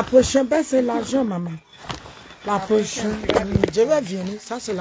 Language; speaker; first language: French; non-native, learner; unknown